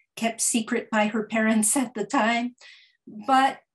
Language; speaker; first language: English; early bilingual, other home language; Spanish